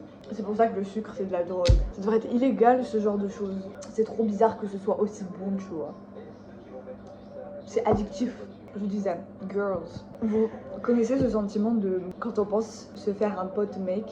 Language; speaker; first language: French; native; French